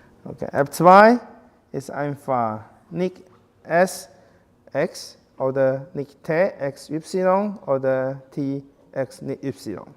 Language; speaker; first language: German; non-native, learner; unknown